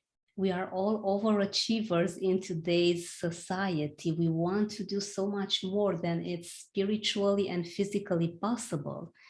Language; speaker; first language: English; non-native, fluent; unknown